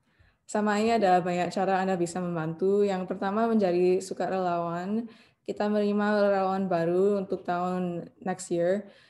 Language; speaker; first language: Indonesian; non-native, learner; English